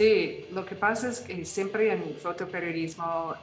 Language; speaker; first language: Spanish; non-native, fluent; English